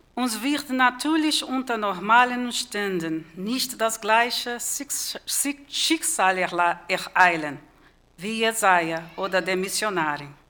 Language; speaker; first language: German; non-native, fluent; Portuguese